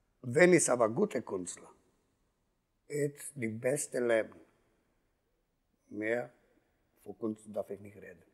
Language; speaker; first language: German; non-native, learner; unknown